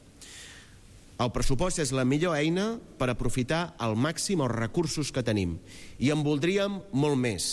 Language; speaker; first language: Catalan; native; Catalan